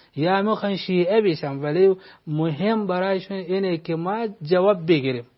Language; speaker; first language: Persian; non-native, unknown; Hausa